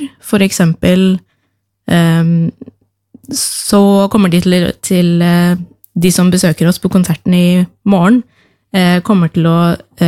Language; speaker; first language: Norwegian; native; Norwegian